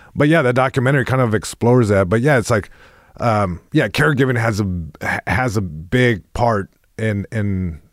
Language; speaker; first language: English; early bilingual, other home language; Spanish